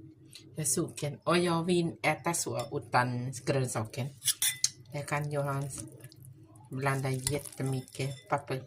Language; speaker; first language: Swedish; non-native, learner; Thai